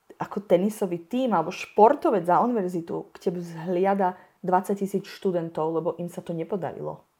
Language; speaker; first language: Slovak; native; Slovak